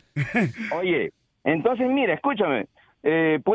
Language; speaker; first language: Spanish; native; Spanish